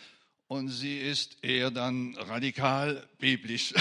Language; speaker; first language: German; non-native, fluent; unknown